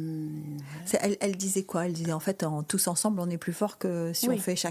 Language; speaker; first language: French; native; French